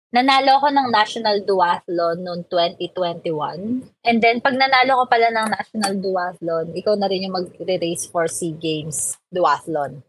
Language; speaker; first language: Filipino; native; Filipino